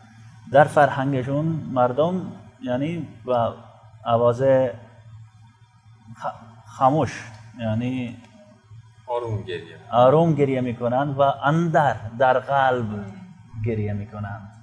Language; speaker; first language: Persian; non-native, fluent; Urdu